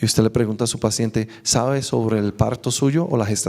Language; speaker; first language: Spanish; native; Spanish